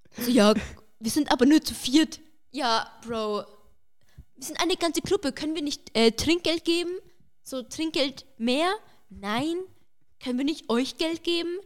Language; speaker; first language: German; early bilingual, other home language; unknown